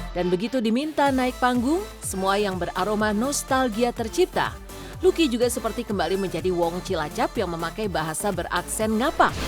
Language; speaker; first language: Indonesian; native; Indonesian